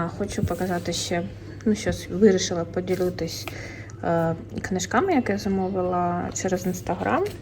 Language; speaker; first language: Ukrainian; non-native, local second language; Russian